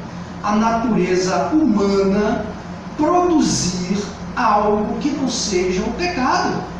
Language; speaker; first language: Portuguese; native; Portuguese